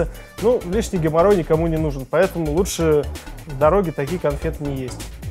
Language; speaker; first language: Russian; native; Russian